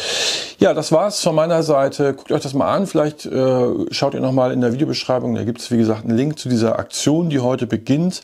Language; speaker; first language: German; native; German